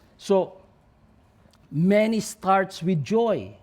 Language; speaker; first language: English; non-native, local second language; Filipino